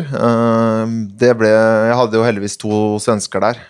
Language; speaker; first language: Norwegian; native; Norwegian